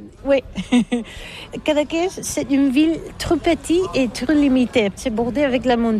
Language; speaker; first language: French; non-native, learner; Catalan